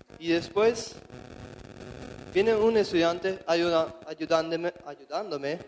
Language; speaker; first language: Spanish; non-native, local second language; German